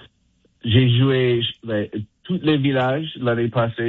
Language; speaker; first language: French; non-native, learner; English